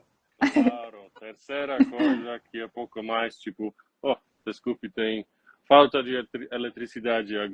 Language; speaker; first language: Portuguese; non-native, learner; Polish